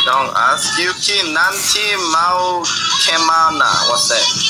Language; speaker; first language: English; non-native, learner; Korean